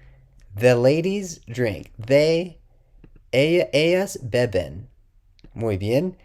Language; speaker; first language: Spanish; non-native, learner; English